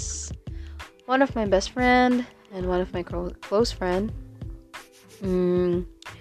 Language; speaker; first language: English; non-native, local second language; Filipino